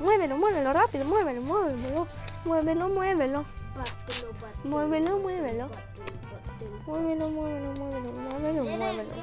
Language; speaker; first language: Spanish; native; Spanish